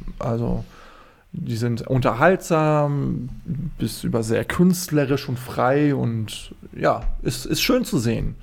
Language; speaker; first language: German; native; German